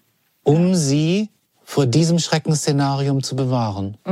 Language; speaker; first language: German; native; German